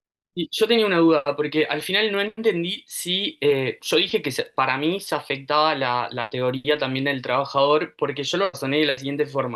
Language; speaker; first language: Spanish; native; Spanish